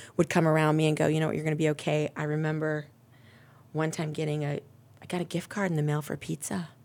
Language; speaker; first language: English; native; English